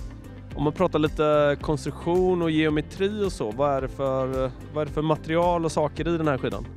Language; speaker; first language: Swedish; native; Swedish